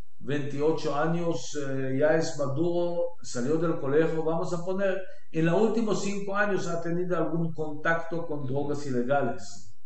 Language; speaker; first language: Spanish; non-native, learner; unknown